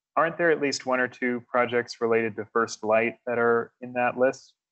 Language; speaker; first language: English; native; English